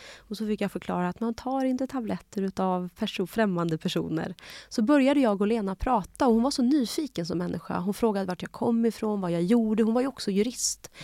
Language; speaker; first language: Swedish; early bilingual, other home language; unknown